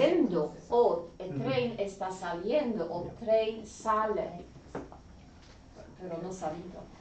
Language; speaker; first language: Spanish; non-native, learner; English